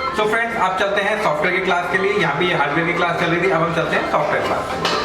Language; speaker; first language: Hindi; native; Hindi